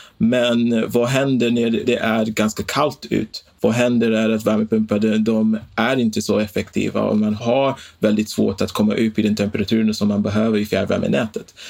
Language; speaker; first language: Swedish; non-native, fluent; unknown